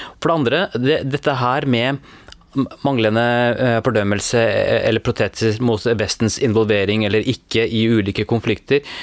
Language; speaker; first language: Norwegian; early bilingual, other home language; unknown